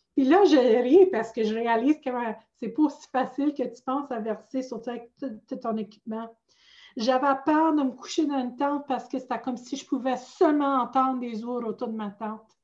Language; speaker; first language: French; native; French